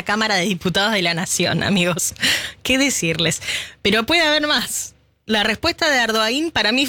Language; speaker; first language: Spanish; native; Spanish